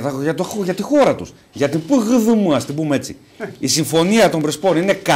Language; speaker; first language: Greek; native; Greek